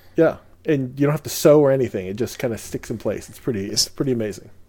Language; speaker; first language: English; early bilingual, other home language; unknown